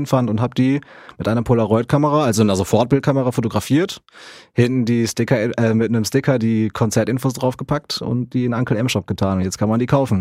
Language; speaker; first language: German; native; German